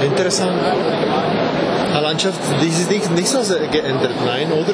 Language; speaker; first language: German; non-native, fluent; Czech